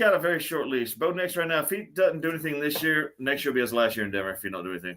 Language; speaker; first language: English; native; English